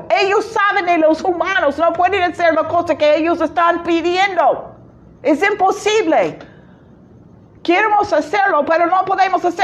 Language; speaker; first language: Spanish; non-native, fluent; English